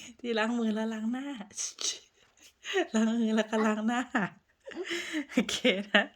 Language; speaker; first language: Thai; native; Thai